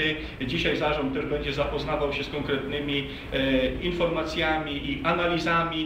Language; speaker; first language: Polish; native; Polish